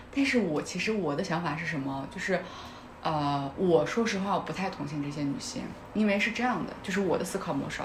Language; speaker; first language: Chinese; non-native, local second language; Kazakh